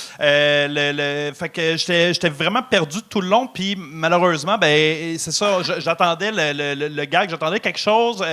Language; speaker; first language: French; native; French